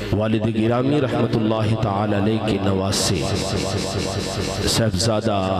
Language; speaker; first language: Urdu; non-native, local second language; Punjabi